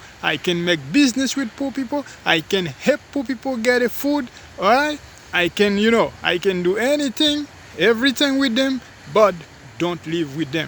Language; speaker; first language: English; non-native, learner; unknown